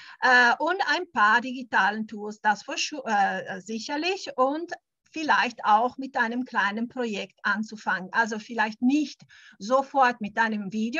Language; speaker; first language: German; non-native, fluent; Italian